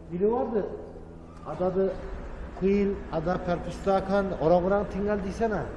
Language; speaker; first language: Indonesian; non-native, learner; Turkish